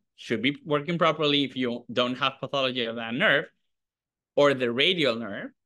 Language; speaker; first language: English; non-native, fluent; Spanish